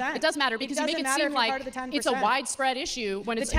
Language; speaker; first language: English; native; English